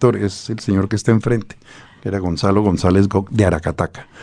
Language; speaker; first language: Spanish; native; Spanish